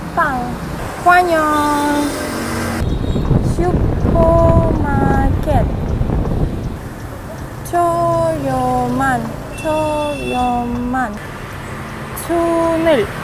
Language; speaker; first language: Korean; non-native, learner; Russian